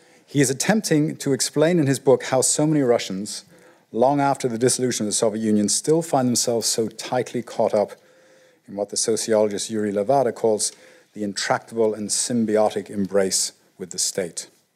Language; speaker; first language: English; native; English